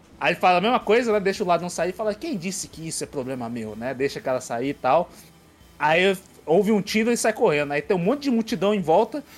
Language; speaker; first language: Portuguese; native; Portuguese